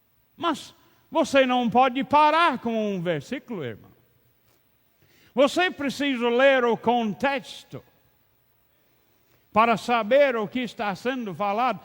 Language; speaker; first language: Portuguese; non-native, learner; English